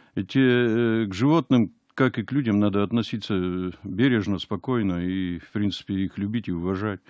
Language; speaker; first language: Russian; native; Russian